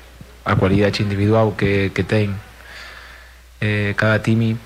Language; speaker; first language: Portuguese; non-native, fluent; Spanish